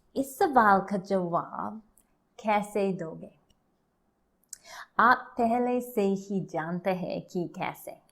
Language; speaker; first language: Hindi; non-native, learner; English